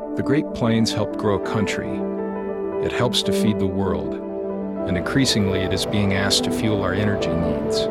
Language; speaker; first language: English; native; English